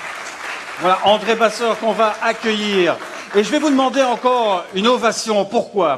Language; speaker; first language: French; native; French